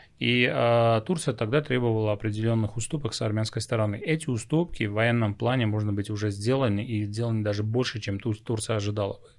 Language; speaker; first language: Russian; non-native, local second language; Armenian